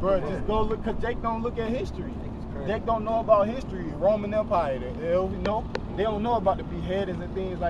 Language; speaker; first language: English; native; English